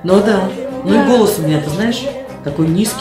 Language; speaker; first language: Russian; native; Russian